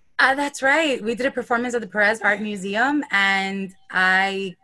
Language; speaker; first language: English; early bilingual, other home language; Spanish